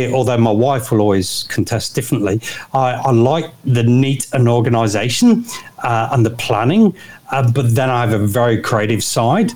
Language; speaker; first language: English; native; English